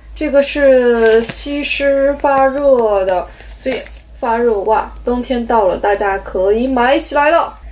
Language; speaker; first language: Chinese; native; Chinese